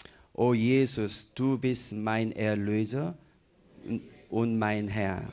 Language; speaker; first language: German; non-native, fluent; Korean